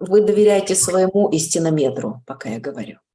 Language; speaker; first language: Russian; native; Russian